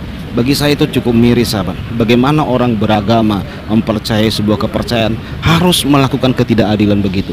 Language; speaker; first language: Indonesian; native; Indonesian